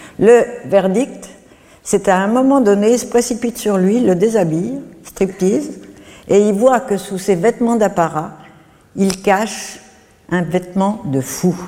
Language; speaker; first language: French; native; French